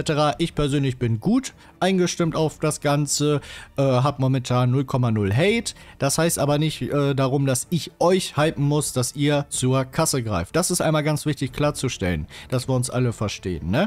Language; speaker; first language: German; native; German